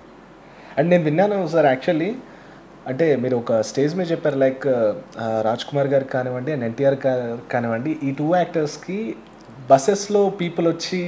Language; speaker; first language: Telugu; native; Telugu